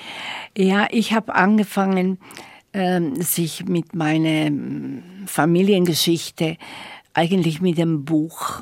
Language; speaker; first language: German; non-native, fluent; Slovak